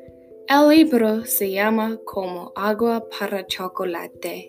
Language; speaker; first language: Spanish; non-native, learner; English